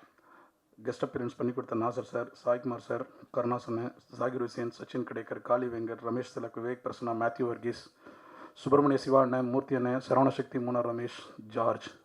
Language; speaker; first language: Tamil; native; Tamil